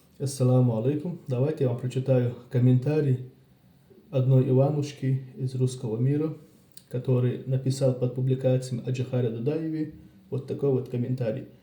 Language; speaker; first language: Russian; non-native, local second language; Chechen